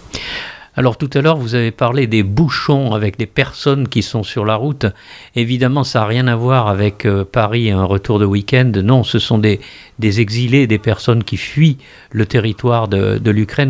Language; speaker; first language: French; native; French